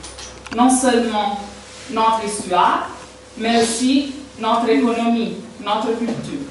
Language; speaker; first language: French; non-native, fluent; Italian